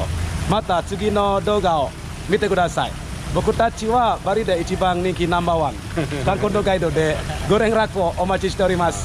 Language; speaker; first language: Japanese; non-native, fluent; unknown